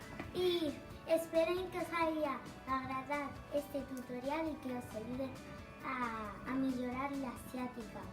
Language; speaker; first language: Catalan; non-native, local second language; Spanish